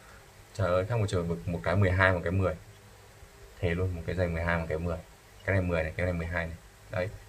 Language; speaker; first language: Vietnamese; native; Vietnamese